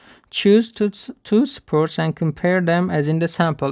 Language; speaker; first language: English; non-native, fluent; Turkish